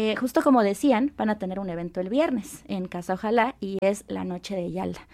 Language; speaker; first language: Spanish; native; Spanish